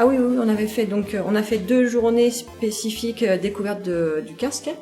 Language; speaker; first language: French; native; French